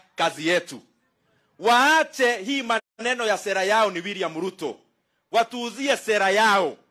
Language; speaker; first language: Swahili; non-native, local second language; Kikuyu